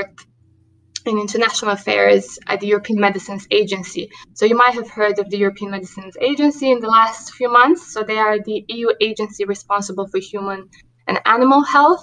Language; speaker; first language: English; non-native, fluent; Romanian